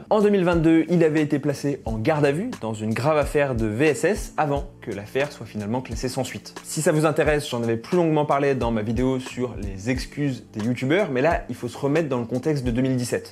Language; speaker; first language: French; native; French